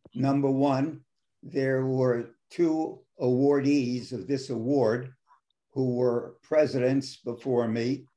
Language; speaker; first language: English; native; English